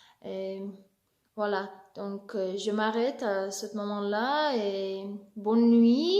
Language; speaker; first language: French; non-native, learner; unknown